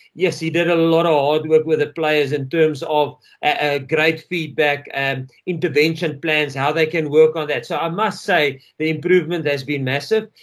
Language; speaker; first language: English; non-native, local second language; Afrikaans